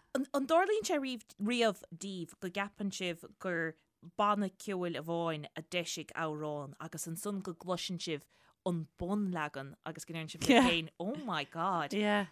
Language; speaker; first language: Irish; native; Irish